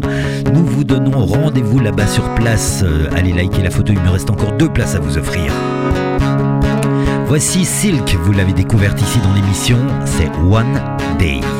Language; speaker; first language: French; native; French